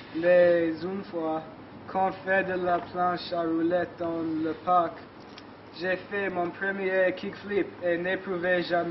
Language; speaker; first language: French; non-native, learner; English